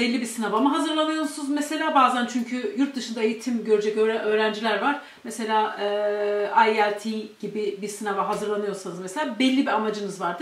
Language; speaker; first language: Turkish; native; Turkish